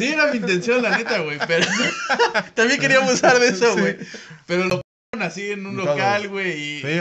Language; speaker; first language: Spanish; native; Spanish